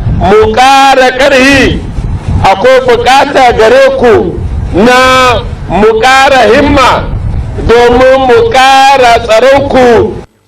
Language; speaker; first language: Hausa; non-native, local second language; Arabic